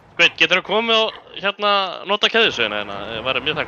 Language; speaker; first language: Icelandic; native; Icelandic